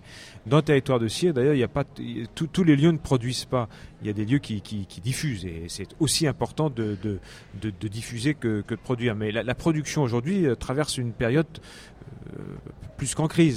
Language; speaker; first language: French; native; French